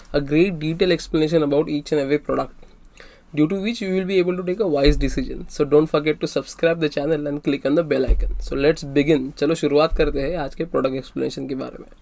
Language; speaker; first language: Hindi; non-native, local second language; Marathi